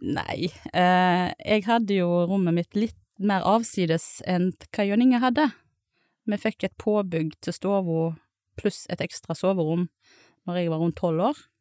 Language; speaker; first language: Norwegian; native; Norwegian